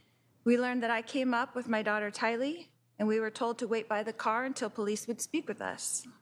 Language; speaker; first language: English; native; English